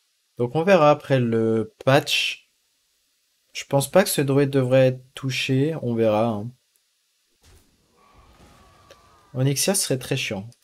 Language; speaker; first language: French; native; French